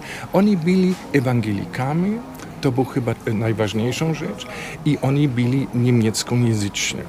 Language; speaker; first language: Polish; non-native, fluent; German